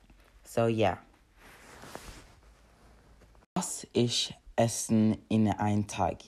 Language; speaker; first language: German; non-native, learner; Norwegian